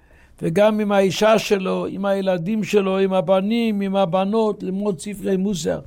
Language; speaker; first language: Hebrew; non-native, local second language; Yiddish